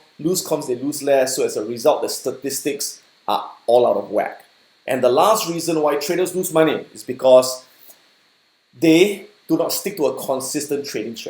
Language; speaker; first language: English; native; English